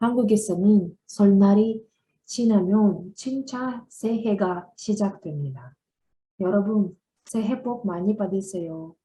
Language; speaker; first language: Korean; non-native, learner; Russian